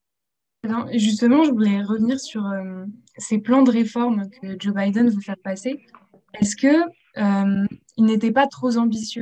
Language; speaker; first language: French; native; French